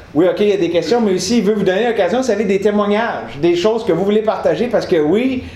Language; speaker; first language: French; native; French